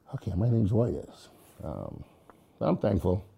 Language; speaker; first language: English; early bilingual, other home language; Jamaican Creole English